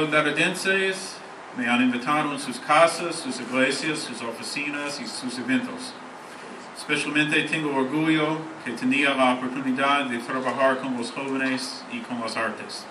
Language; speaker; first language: Spanish; non-native, learner; English